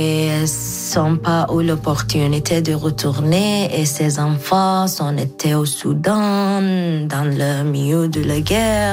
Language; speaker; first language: French; non-native, learner; Arabic